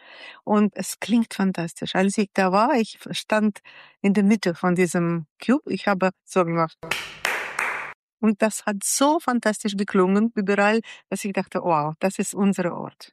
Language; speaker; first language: German; non-native, fluent; Russian